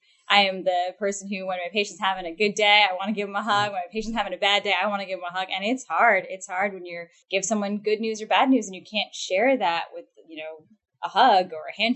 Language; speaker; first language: English; native; English